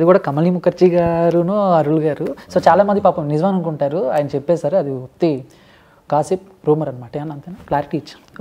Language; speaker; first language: Telugu; native; Telugu